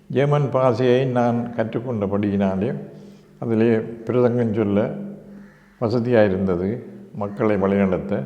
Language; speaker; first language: Tamil; native; Tamil